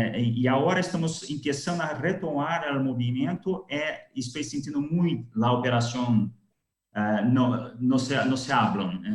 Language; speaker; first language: Spanish; non-native, learner; Portuguese